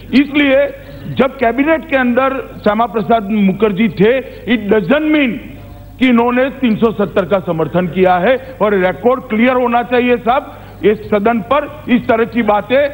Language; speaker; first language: Hindi; native; Hindi